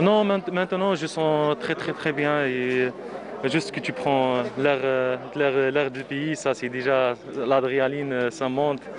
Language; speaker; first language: French; non-native, local second language; Arabic